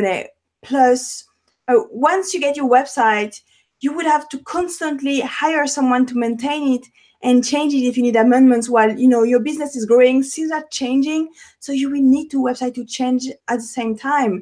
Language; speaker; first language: English; non-native, fluent; French